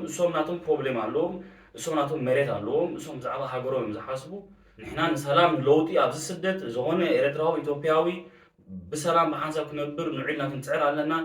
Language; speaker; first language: Tigrinya; early bilingual, heritage; Tigrinya